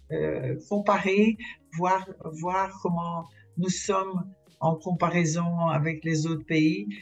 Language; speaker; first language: French; non-native, fluent; Portuguese